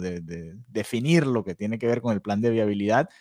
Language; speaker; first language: Spanish; native; Spanish